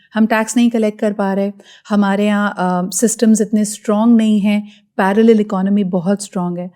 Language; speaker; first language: Urdu; native; Urdu